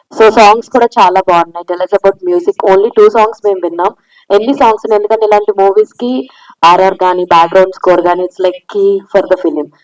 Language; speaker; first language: Telugu; native; Telugu